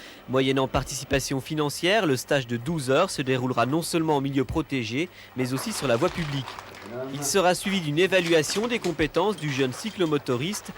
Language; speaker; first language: French; native; French